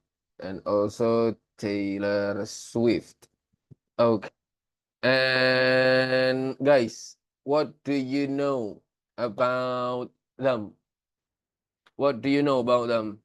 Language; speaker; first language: English; non-native, learner; Indonesian